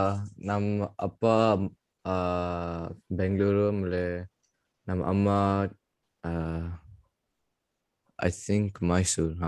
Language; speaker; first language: Kannada; early bilingual, heritage; English